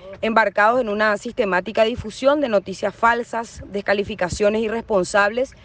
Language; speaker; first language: Spanish; native; Spanish